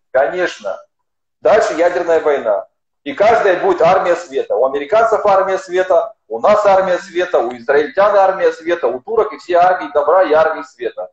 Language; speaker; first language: Russian; non-native, local second language; Ossetic